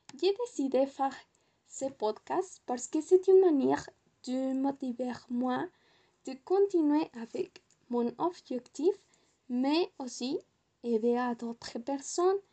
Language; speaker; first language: French; non-native, learner; Spanish